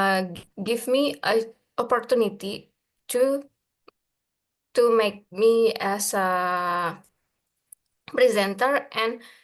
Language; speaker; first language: English; non-native, learner; Indonesian